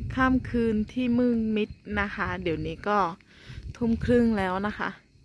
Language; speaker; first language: Thai; non-native, local second language; Akha